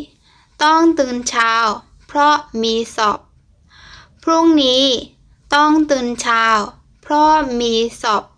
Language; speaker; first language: Thai; non-native, fluent; Burmese